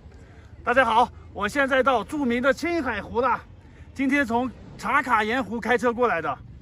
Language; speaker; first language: Chinese; native; Chinese